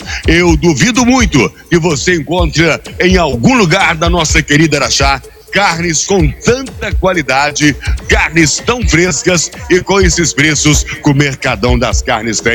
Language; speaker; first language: Portuguese; native; Portuguese